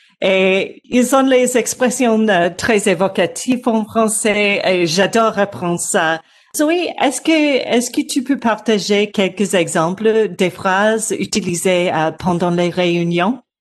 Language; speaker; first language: French; non-native, learner; English